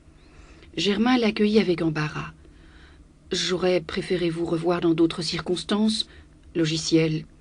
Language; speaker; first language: French; native; French